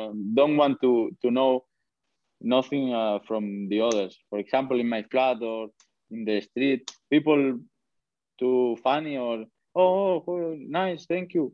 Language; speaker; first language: English; non-native, learner; Spanish